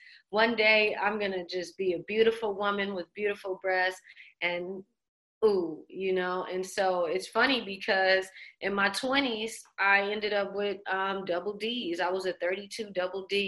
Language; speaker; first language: English; native; English